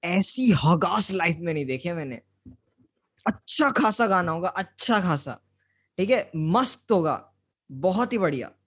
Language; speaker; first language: Hindi; native; Hindi